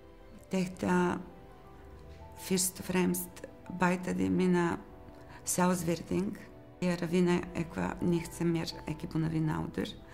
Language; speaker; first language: Icelandic; non-native, learner; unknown